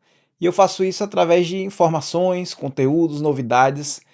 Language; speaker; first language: Portuguese; native; Portuguese